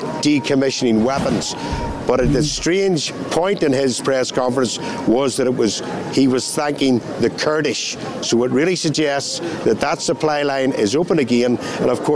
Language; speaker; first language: English; native; English